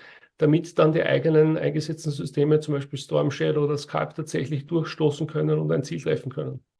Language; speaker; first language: German; native; German